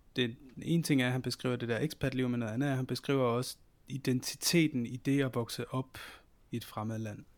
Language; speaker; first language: Danish; native; Danish